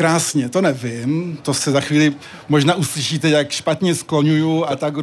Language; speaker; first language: Czech; early bilingual, heritage; French